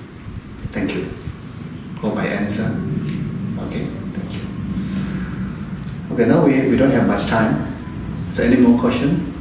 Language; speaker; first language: English; non-native, fluent; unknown